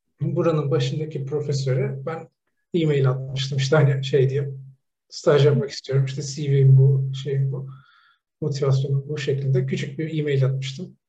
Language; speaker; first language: Turkish; native; Turkish